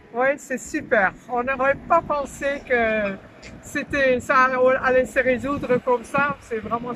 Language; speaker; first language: French; non-native, fluent; Dutch